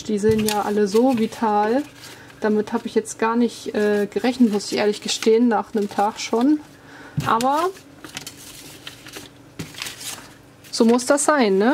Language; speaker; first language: German; native; German